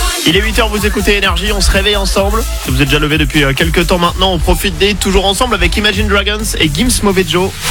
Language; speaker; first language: French; native; French